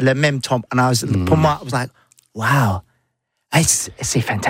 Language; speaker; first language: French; non-native, learner; English